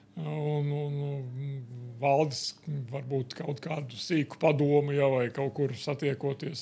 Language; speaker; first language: Latvian; native; Latvian